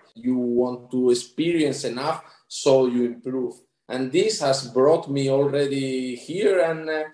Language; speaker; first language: English; non-native, fluent; Spanish